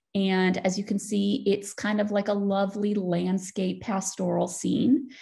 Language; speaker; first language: English; native; English